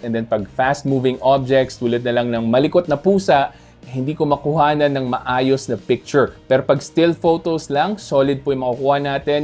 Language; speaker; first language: Filipino; native; Filipino